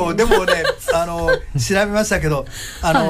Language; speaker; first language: Japanese; native; Japanese